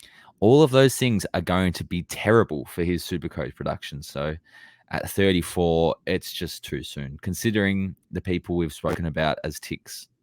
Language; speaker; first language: English; native; English